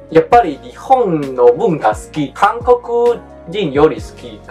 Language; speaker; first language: Japanese; non-native, learner; Chinese